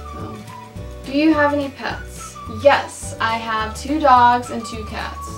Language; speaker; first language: English; native; English